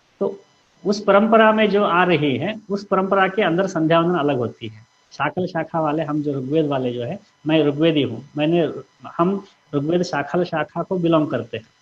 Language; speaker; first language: Hindi; non-native, local second language; Kannada